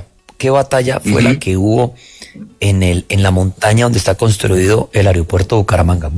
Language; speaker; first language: Spanish; native; Spanish